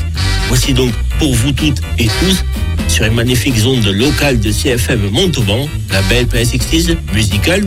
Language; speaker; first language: French; native; French